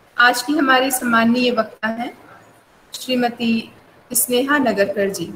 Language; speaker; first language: Hindi; native; Hindi